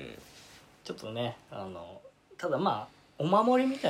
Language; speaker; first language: Japanese; native; Japanese